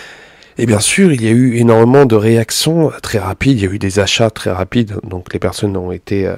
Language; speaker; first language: French; native; French